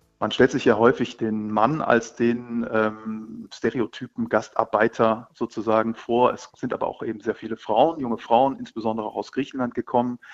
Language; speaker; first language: German; early bilingual, other home language; Greek